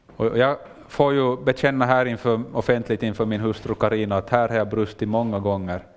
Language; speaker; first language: Swedish; native; Swedish